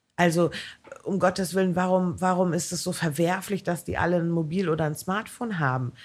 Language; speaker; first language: German; native; German